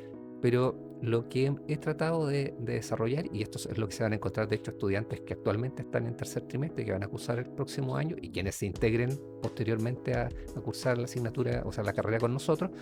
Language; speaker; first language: Spanish; native; Spanish